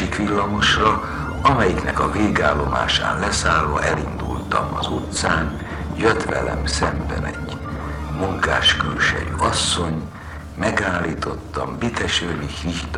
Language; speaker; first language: Hungarian; native; Hungarian